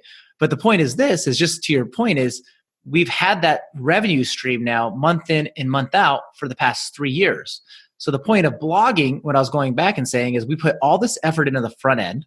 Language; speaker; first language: English; native; English